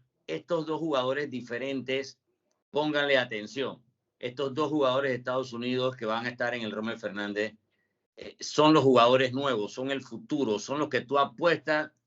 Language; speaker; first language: Spanish; native; Spanish